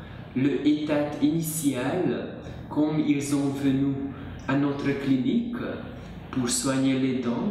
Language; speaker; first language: French; non-native, learner; Hungarian